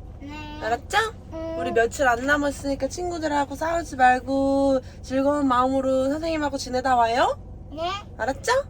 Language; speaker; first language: Korean; native; Korean